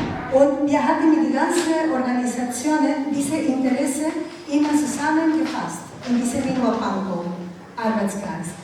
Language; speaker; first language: German; non-native, learner; Ukrainian